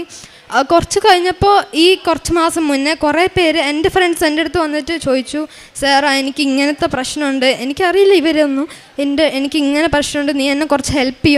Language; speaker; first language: Malayalam; early bilingual, heritage; Malayalam